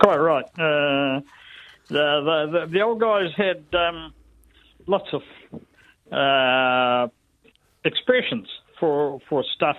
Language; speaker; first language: English; native; English